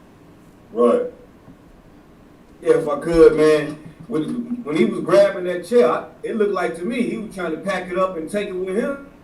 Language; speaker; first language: English; native; English